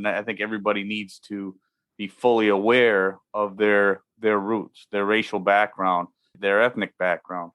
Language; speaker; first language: English; native; English